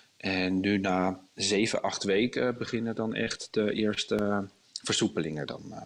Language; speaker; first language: Dutch; native; Dutch